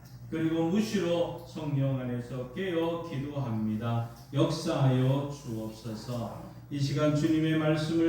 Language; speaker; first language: Korean; native; Korean